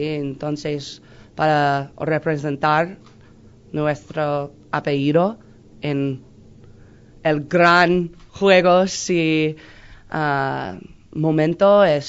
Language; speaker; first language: Spanish; non-native, learner; English